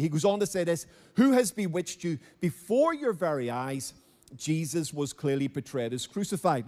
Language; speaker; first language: English; native; English